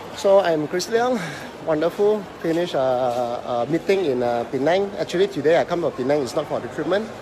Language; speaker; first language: English; non-native, local second language; Cantonese